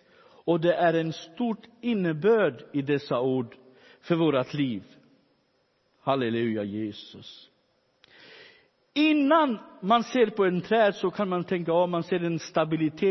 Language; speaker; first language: Swedish; non-native, fluent; Romany